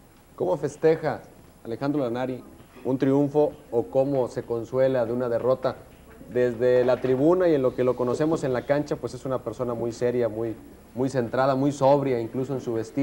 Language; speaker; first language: Spanish; native; Spanish